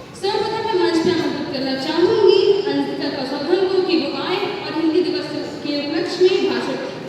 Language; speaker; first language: Hindi; native; Hindi